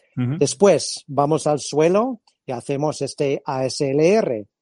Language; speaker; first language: Spanish; non-native, fluent; English